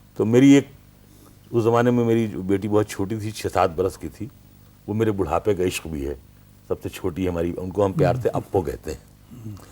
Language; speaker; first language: Urdu; native; Urdu